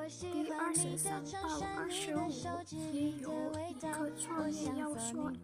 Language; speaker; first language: Chinese; non-native, learner; Indonesian